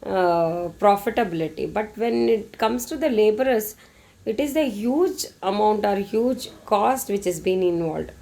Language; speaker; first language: English; non-native, local second language; Kannada